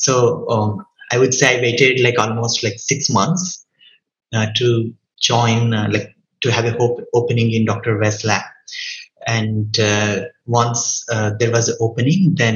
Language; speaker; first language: English; non-native, local second language; Telugu